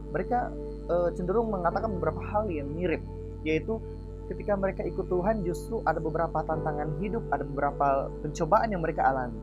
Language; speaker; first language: Indonesian; native; Indonesian